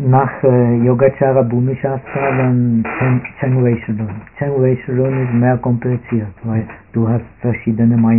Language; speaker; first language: German; non-native, fluent; Czech